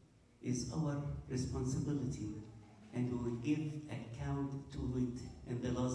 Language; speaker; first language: English; non-native, fluent; Arabic